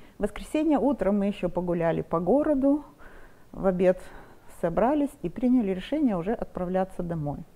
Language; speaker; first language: Russian; non-native, local second language; Romanian